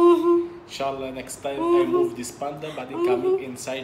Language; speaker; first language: English; non-native, learner; Arabic